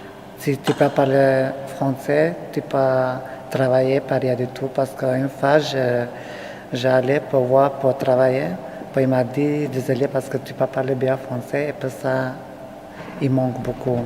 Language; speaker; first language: French; non-native, learner; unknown